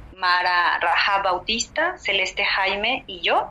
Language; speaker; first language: Spanish; native; Spanish